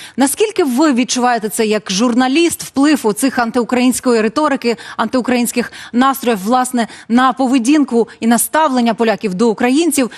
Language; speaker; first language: Ukrainian; native; Ukrainian